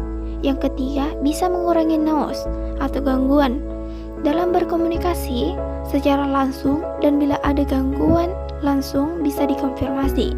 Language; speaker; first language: Indonesian; native; Indonesian